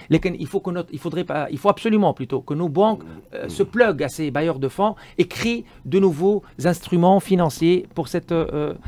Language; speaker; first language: French; non-native, local second language; Arabic